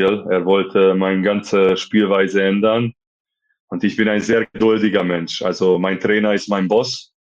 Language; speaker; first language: German; non-native, fluent; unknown